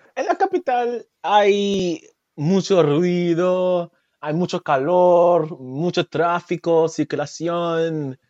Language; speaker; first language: Spanish; non-native, fluent; Jamaican Creole English